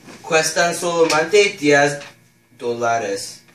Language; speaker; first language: Spanish; non-native, learner; English